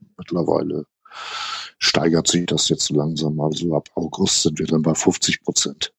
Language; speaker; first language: German; native; German